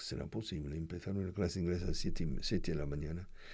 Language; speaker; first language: Spanish; non-native, fluent; English